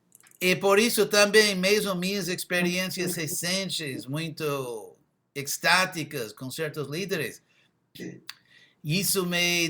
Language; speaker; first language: Portuguese; non-native, fluent; English